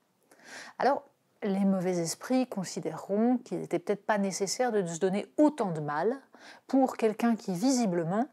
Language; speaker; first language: French; native; French